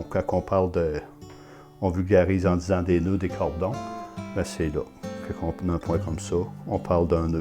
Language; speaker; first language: French; native; French